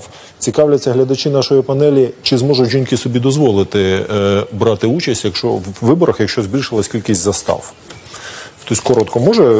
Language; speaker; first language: Ukrainian; native; Ukrainian